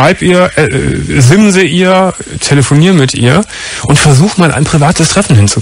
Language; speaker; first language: German; native; German